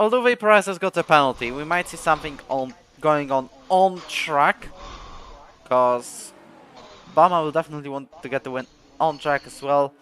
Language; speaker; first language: English; non-native, fluent; Polish